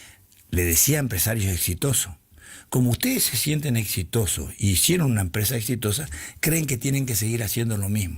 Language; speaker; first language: Spanish; native; Spanish